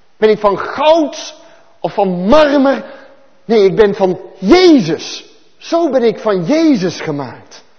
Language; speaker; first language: Dutch; native; Dutch